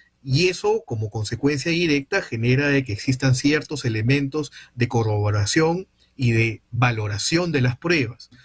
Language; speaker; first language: Spanish; native; Spanish